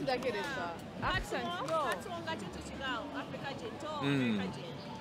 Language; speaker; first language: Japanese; non-native, learner; English